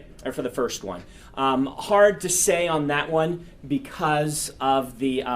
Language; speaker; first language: English; native; English